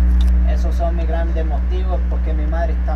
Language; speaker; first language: Spanish; native; Spanish